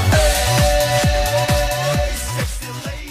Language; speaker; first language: German; non-native, learner; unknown